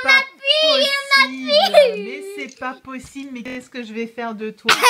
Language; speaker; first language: French; native; French